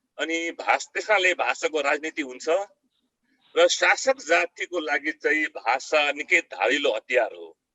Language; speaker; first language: Nepali; non-native, local second language; Eastern Tamang